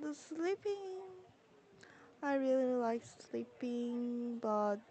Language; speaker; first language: English; non-native, learner; Korean